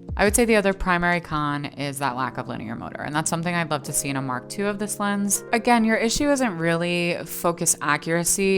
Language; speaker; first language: English; native; English